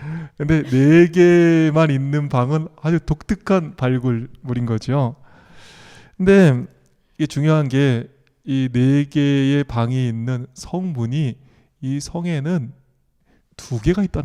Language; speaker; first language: Korean; native; Korean